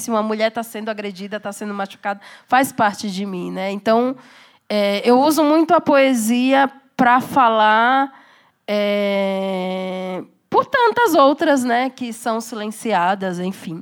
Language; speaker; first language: Portuguese; native; Portuguese